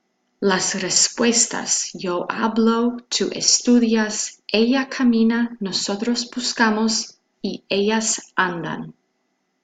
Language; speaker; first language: Spanish; non-native, fluent; English